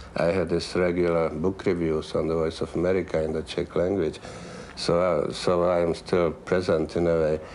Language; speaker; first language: English; non-native, fluent; Czech